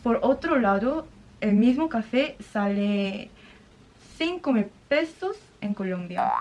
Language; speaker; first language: Spanish; non-native, fluent; Korean